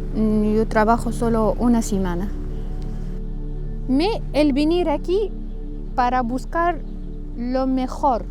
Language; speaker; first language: Spanish; non-native, learner; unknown